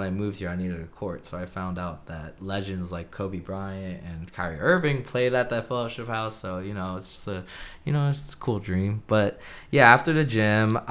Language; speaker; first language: English; native; English